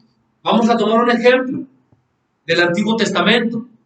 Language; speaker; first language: Spanish; native; Spanish